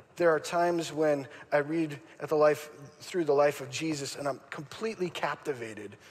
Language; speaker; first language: English; native; English